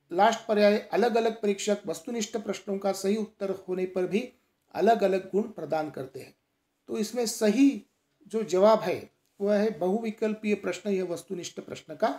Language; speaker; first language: Hindi; non-native, local second language; Marathi